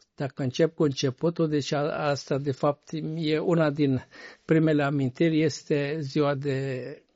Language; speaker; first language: Romanian; non-native, local second language; Bulgarian